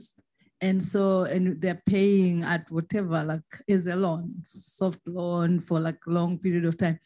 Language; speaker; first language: English; non-native, local second language; Swahili